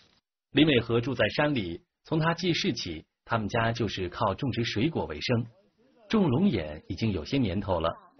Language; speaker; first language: Chinese; native; Chinese